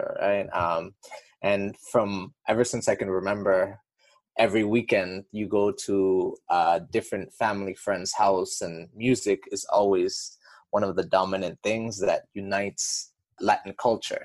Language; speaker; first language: English; native; English